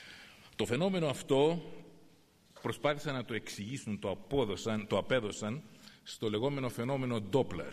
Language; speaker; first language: Greek; native; Greek